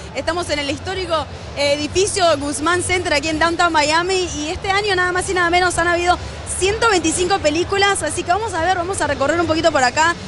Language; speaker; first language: Spanish; native; Spanish